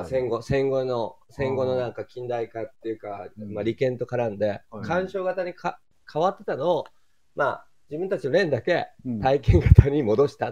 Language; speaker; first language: Japanese; native; Japanese